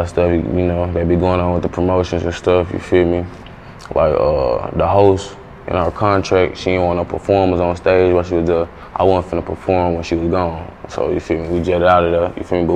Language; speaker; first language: English; native; English